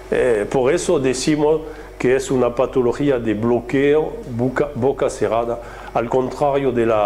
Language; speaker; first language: Spanish; non-native, fluent; French